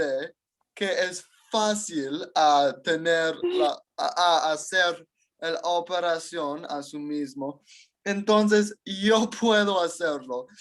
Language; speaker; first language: Spanish; non-native, learner; English